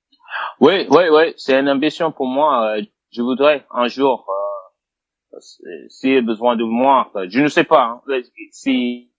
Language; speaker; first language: French; non-native, fluent; English